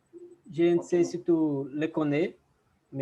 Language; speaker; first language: French; non-native, learner; Portuguese